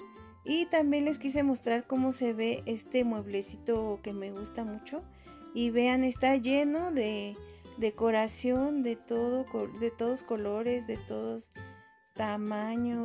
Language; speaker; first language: Spanish; native; Spanish